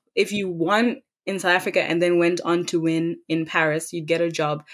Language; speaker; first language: English; non-native, local second language; Tswana